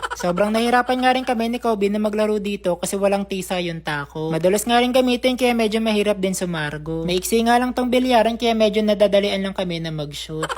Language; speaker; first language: Filipino; non-native, local second language; Cebuano